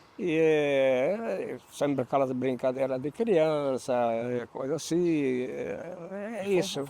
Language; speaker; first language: Portuguese; non-native, fluent; Albanian